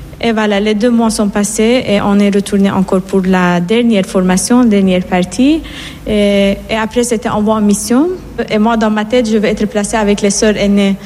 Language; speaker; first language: French; non-native, fluent; Persian